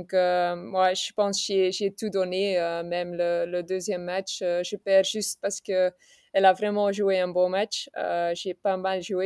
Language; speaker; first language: French; non-native, local second language; Dutch